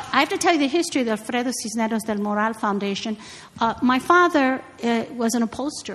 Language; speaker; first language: English; native; English